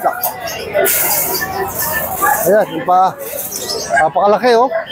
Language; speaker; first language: Filipino; native; Filipino